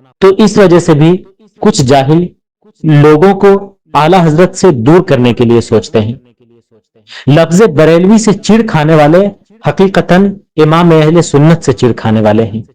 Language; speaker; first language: Urdu; native; Urdu